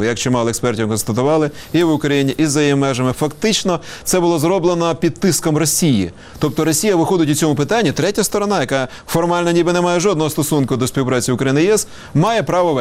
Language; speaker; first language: Ukrainian; native; Ukrainian